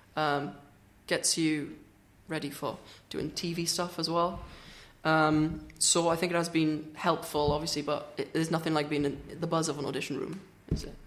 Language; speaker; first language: English; native; English